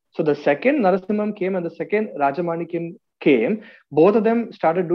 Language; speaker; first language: English; non-native, local second language; Malayalam